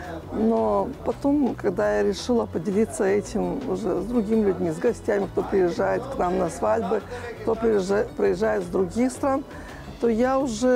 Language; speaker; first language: Russian; non-native, local second language; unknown